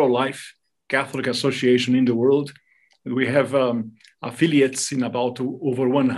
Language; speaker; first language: English; non-native, fluent; Portuguese